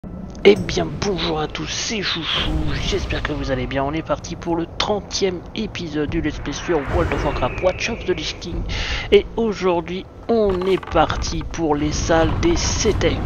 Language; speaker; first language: French; native; French